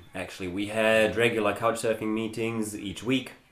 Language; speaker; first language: English; non-native, fluent; German